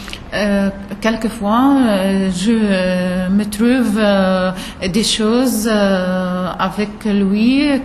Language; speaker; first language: French; non-native, learner; Arabic